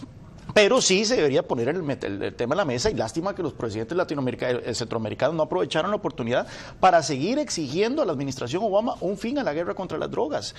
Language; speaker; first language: Spanish; native; Spanish